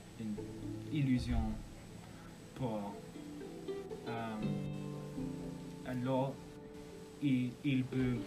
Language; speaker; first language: French; non-native, learner; English